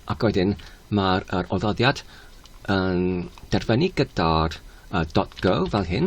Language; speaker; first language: Welsh; non-native, fluent; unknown